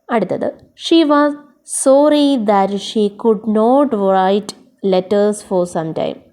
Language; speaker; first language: English; non-native, local second language; Malayalam